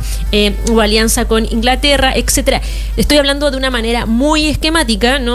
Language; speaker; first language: Spanish; native; Spanish